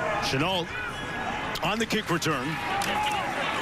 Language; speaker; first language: English; native; English